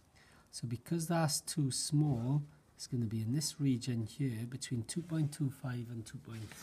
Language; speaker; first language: English; native; English